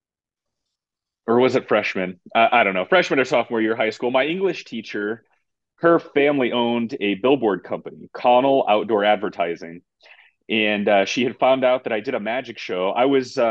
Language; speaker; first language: English; native; English